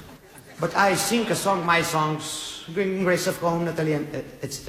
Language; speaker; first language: English; non-native, learner; Bulgarian